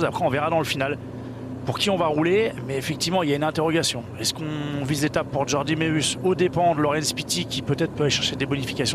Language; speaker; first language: French; native; French